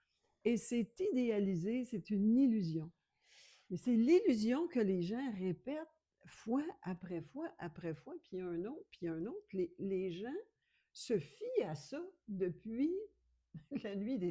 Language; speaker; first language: French; native; French